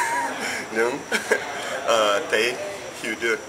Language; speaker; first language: Vietnamese; non-native, learner; English